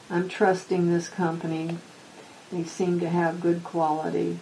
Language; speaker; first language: English; native; English